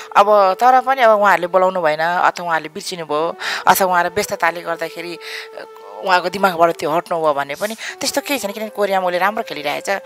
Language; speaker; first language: Nepali; native; Nepali